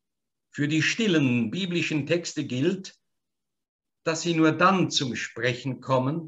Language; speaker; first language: German; native; German